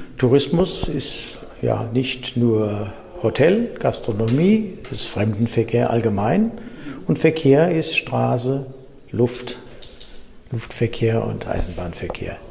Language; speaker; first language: German; native; German